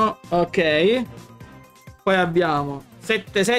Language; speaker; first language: Italian; native; Italian